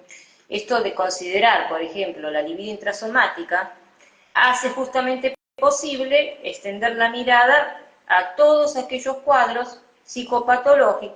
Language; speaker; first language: Spanish; native; Spanish